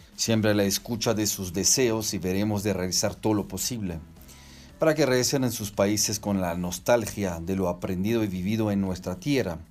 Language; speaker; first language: Spanish; non-native, fluent; French